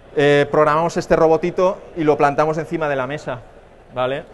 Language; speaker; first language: Spanish; native; Spanish